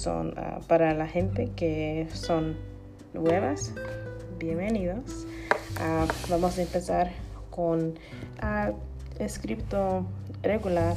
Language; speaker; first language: Spanish; non-native, learner; English